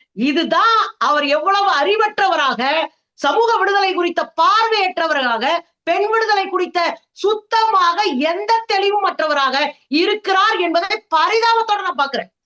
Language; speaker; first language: Tamil; native; Tamil